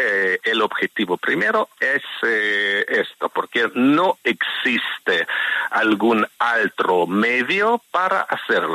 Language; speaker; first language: Spanish; non-native, fluent; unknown